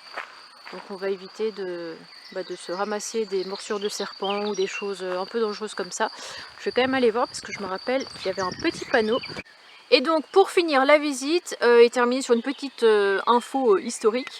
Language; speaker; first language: French; native; French